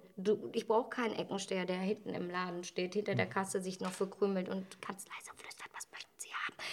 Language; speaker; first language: German; native; German